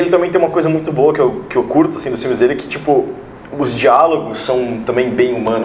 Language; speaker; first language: Portuguese; native; Portuguese